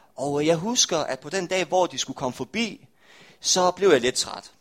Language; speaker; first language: Danish; native; Danish